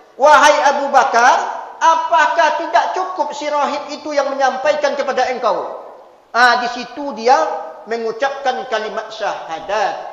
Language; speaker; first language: Malay; non-native, local second language; Minangkabau